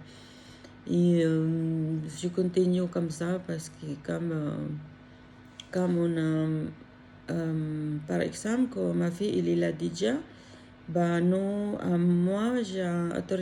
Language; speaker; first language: French; non-native, learner; Filipino